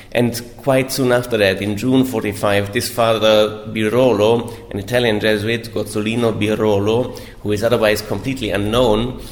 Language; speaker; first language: English; non-native, fluent; German